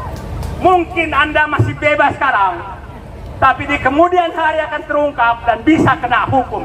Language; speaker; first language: Indonesian; native; Indonesian